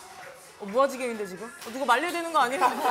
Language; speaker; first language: Korean; native; Korean